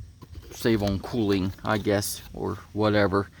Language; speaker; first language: English; native; English